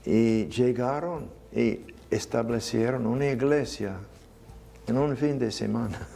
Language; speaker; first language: Spanish; non-native, fluent; English